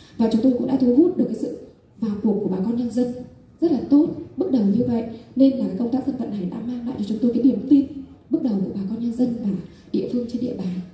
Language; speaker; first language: Vietnamese; non-native, local second language; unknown